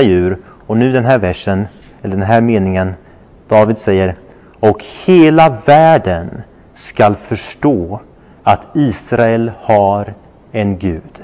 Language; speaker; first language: Swedish; non-native, fluent; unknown